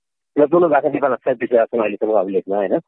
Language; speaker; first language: Nepali; native; Nepali